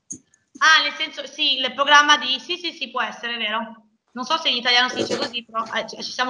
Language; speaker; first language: Italian; native; Italian